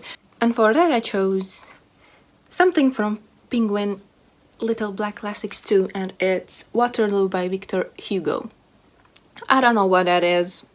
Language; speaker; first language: English; non-native, fluent; Latvian